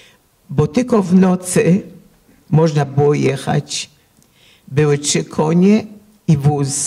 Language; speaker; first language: Polish; early bilingual, heritage; Polish